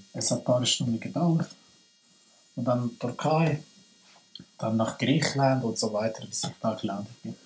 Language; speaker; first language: German; non-native, fluent; Persian